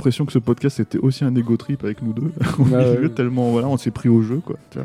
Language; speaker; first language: French; native; French